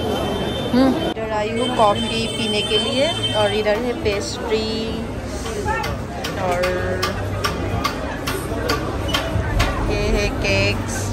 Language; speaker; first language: Hindi; non-native, local second language; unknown